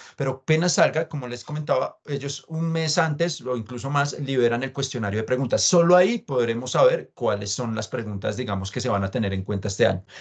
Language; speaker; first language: Spanish; native; Spanish